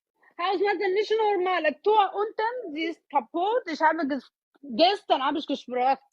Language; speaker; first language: German; non-native, learner; Oromo